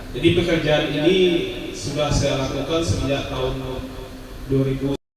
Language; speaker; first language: Indonesian; non-native, local second language; Minangkabau